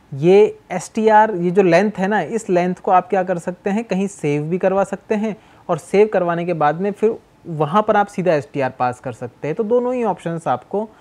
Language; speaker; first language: Hindi; native; Hindi